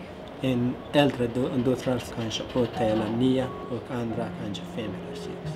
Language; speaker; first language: Swedish; non-native, learner; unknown